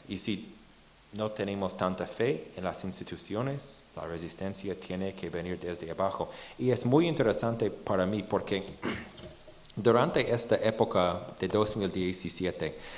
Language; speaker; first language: Spanish; non-native, fluent; English